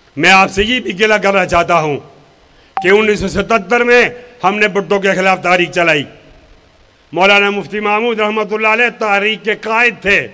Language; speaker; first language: Urdu; non-native, local second language; Pashto